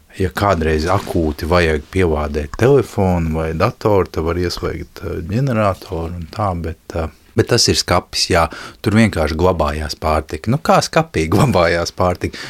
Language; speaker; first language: Latvian; native; Latvian